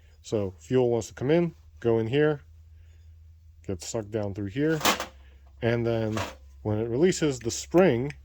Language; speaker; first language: English; native; English